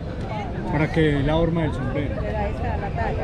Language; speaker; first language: Spanish; native; Spanish